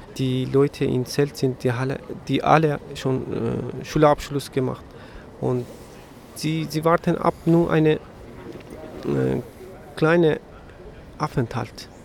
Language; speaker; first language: German; non-native, learner; Persian